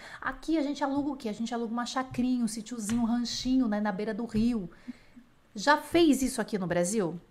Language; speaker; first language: Portuguese; native; Portuguese